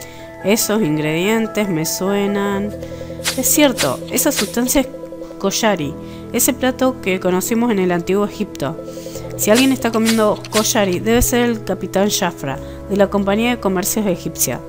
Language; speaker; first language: Spanish; native; Spanish